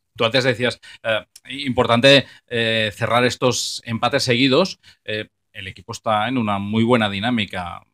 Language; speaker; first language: Spanish; non-native, local second language; Catalan